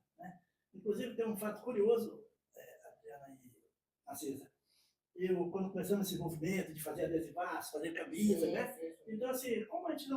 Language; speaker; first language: Portuguese; native; Portuguese